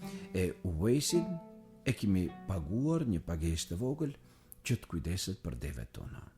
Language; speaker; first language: Albanian; native; Albanian